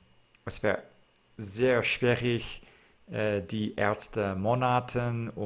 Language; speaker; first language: German; non-native, learner; English